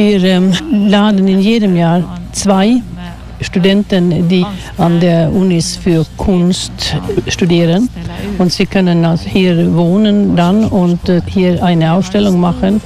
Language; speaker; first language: German; non-native, fluent; Swedish